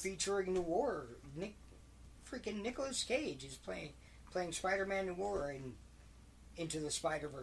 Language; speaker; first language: English; native; English